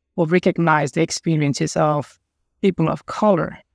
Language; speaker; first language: English; non-native, local second language; Nepali